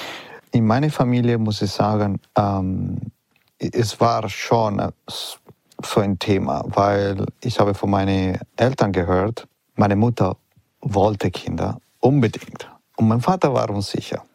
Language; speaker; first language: German; non-native, fluent; Italian